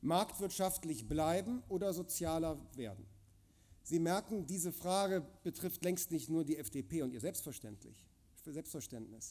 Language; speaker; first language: German; native; German